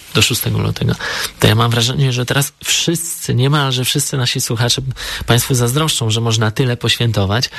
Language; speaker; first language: Polish; native; Polish